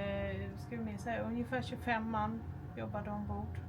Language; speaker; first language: Swedish; native; Swedish